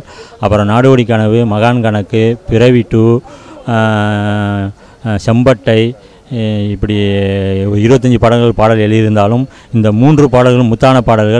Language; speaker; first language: Tamil; native; Tamil